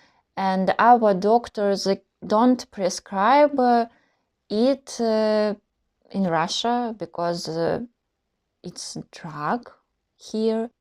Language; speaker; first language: English; non-native, learner; Russian